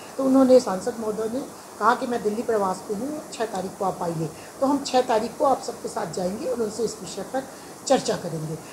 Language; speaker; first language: Hindi; native; Hindi